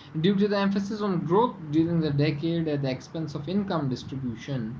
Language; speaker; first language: English; non-native, local second language; Urdu